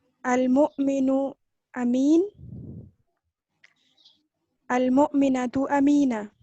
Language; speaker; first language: Arabic; non-native, learner; Urdu